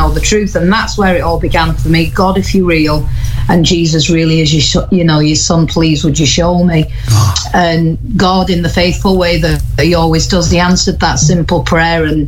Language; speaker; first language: English; native; English